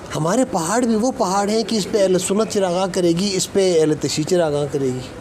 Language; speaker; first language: Urdu; non-native, local second language; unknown